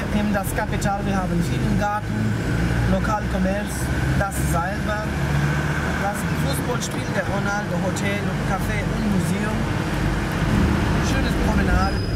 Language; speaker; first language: German; non-native, learner; Portuguese